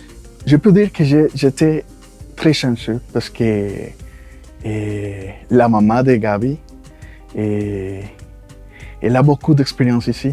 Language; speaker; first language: French; non-native, fluent; Spanish